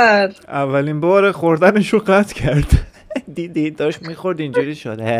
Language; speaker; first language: Persian; native; Persian